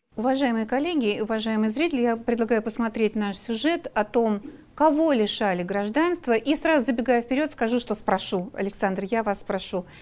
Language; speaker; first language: Russian; native; Russian